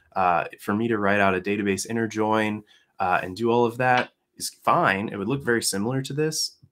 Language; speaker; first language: English; native; English